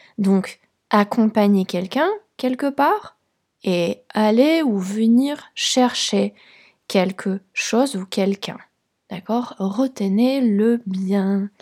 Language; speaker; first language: French; non-native, fluent; Polish